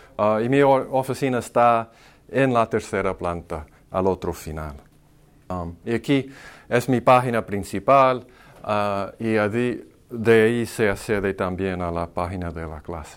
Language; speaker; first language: Spanish; non-native, fluent; English